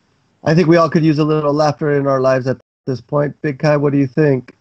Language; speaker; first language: English; native; English